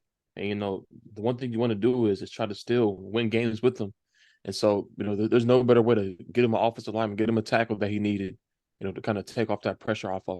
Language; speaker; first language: English; native; English